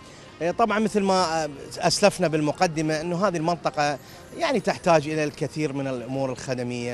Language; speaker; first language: Arabic; native; Arabic